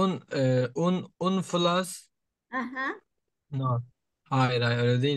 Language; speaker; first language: Turkish; native; Turkish